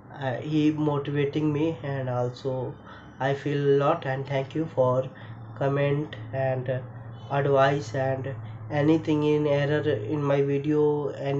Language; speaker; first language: English; non-native, learner; Bangla